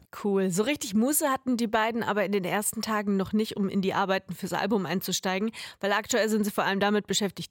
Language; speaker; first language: German; native; German